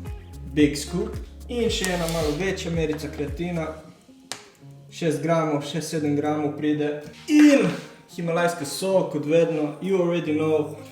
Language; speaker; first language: Slovenian; native; Slovenian